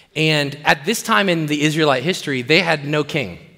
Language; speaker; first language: English; native; English